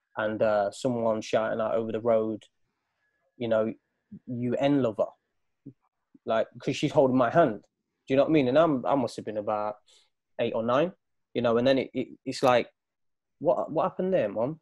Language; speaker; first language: English; native; English